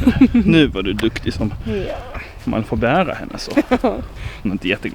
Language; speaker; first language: Swedish; native; Swedish